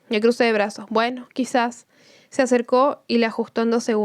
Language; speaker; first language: Spanish; native; Spanish